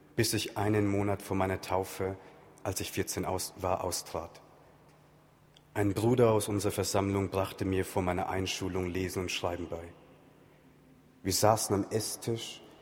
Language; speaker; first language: German; early bilingual, other home language; Tamil